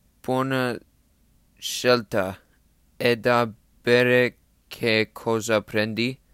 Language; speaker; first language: Italian; non-native, learner; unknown